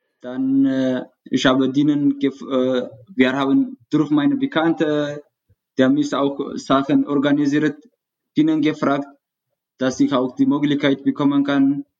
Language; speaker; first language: German; non-native, learner; Tigrinya